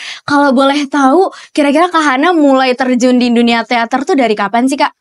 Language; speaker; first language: Indonesian; native; Indonesian